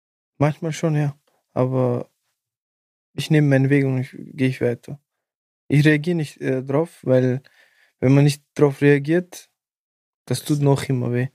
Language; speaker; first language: German; non-native, fluent; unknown